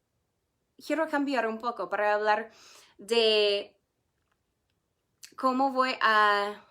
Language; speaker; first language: Spanish; non-native, fluent; English